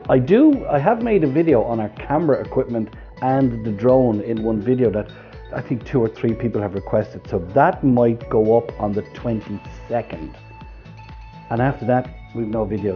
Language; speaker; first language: English; native; English